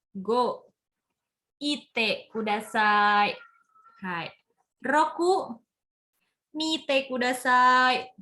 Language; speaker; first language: Japanese; non-native, fluent; Indonesian